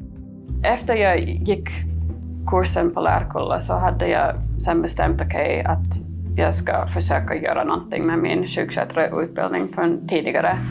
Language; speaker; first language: Swedish; non-native, fluent; English